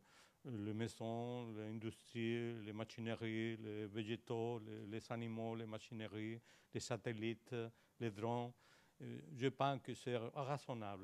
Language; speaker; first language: French; non-native, learner; Spanish